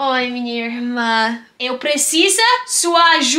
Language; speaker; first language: Portuguese; non-native, learner; English